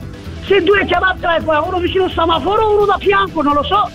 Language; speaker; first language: Italian; non-native, learner; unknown